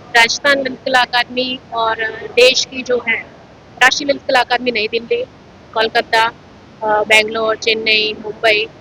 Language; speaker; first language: Hindi; native; Hindi